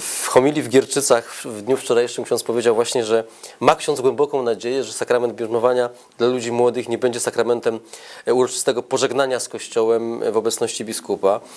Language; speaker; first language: Polish; native; Polish